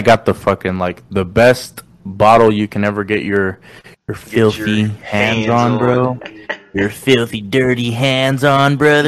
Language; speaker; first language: English; non-native, fluent; Spanish